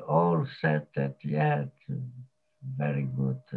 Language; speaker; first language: English; non-native, fluent; Slovak